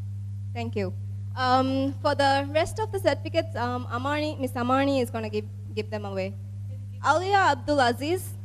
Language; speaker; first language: English; non-native, local second language; Divehi